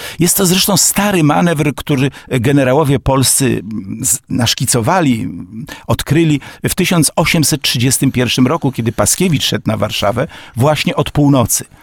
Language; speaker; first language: Polish; native; Polish